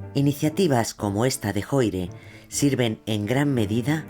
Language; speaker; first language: Spanish; native; Spanish